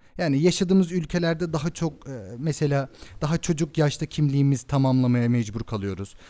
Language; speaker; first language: Turkish; early bilingual, heritage; Turkish